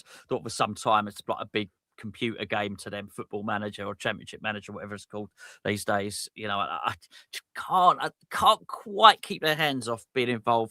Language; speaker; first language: English; native; English